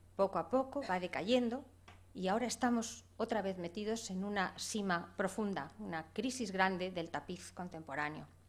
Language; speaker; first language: Spanish; native; Spanish